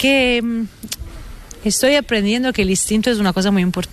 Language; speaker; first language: Spanish; non-native, fluent; Italian